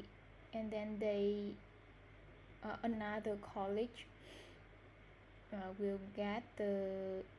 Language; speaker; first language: English; non-native, learner; Vietnamese